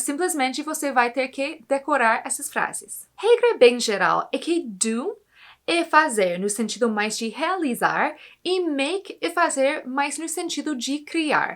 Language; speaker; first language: Portuguese; non-native, fluent; English